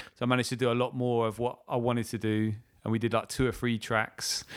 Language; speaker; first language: English; native; English